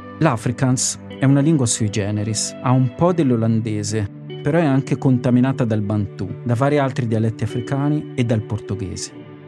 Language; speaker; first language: Italian; native; Italian